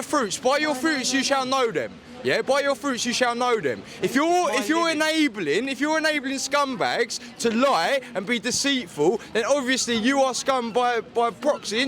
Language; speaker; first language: English; native; English